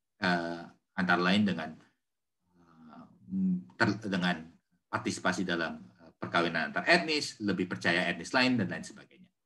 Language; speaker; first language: Indonesian; native; Indonesian